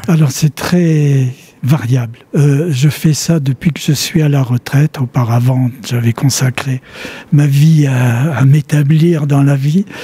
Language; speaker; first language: French; early bilingual, other home language; Polish